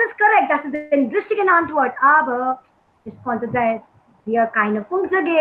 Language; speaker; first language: German; non-native, learner; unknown